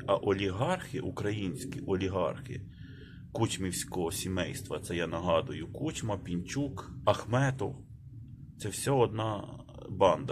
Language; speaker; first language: Ukrainian; native; Ukrainian